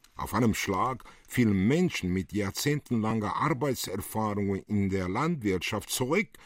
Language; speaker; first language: German; early bilingual, other home language; Italian